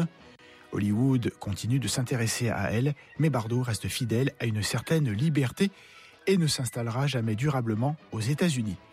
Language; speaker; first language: French; native; French